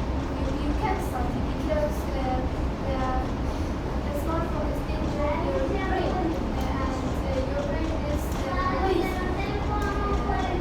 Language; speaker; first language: English; non-native, learner; Kurdish